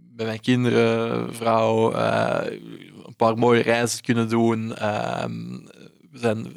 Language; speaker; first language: Dutch; native; Dutch